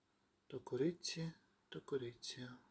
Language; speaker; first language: Greek; non-native, learner; Ukrainian